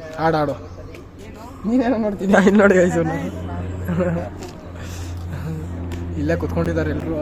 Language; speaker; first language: Kannada; native; Kannada